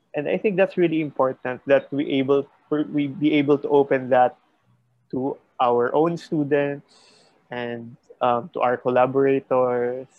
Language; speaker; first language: English; non-native, local second language; Filipino